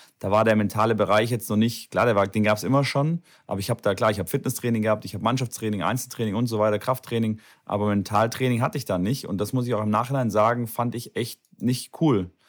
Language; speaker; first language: German; native; German